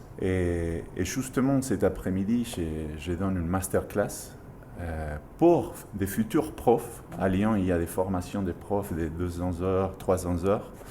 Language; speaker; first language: French; non-native, fluent; Spanish